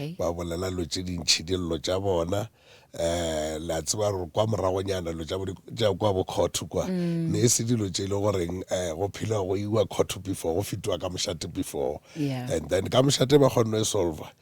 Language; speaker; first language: Northern Sotho; native; Northern Sotho